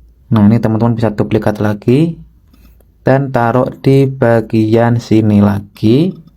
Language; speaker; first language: Indonesian; native; Indonesian